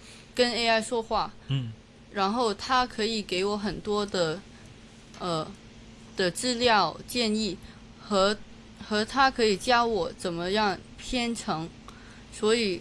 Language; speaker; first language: Chinese; non-native, learner; Cantonese